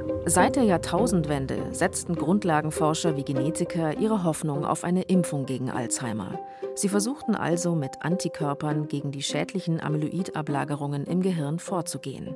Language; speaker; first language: German; native; German